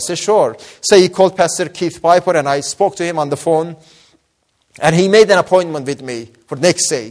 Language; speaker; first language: English; non-native, fluent; Persian